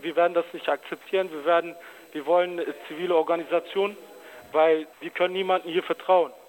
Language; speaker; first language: German; early bilingual, other home language; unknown